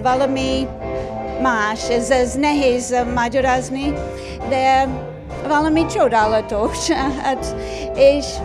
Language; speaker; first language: Hungarian; non-native, learner; English